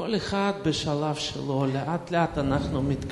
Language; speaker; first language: Hebrew; non-native, fluent; Russian